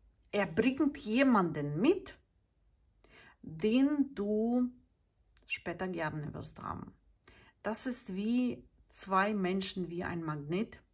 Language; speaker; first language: German; non-native, fluent; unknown